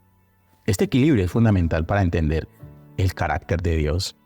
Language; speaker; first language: Spanish; native; Spanish